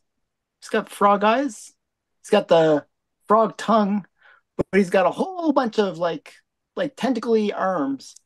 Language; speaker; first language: English; native; English